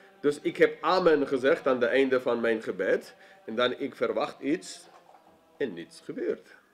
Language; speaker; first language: Dutch; non-native, fluent; English